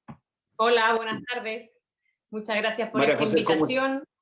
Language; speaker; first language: Spanish; native; Spanish